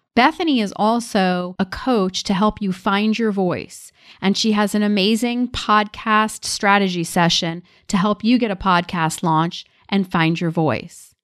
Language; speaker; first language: English; native; English